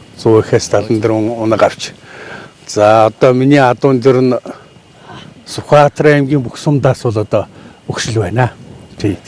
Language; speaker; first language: Mongolian; native; Mongolian